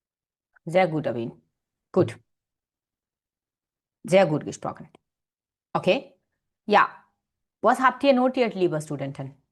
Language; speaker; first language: German; non-native, fluent; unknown